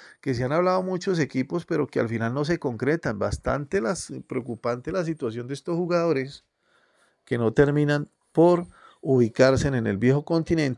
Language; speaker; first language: Spanish; native; Spanish